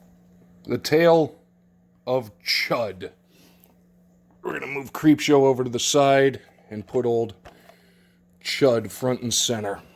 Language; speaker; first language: English; native; English